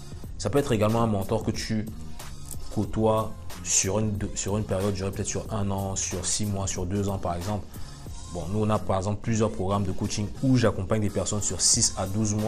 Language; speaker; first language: French; native; French